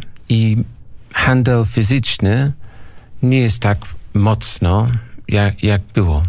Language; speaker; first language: Polish; non-native, learner; English